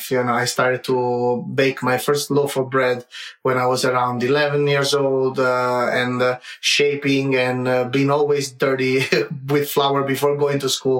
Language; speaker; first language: English; non-native, fluent; Italian